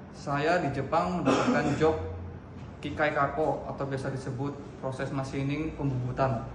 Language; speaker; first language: Indonesian; native; Indonesian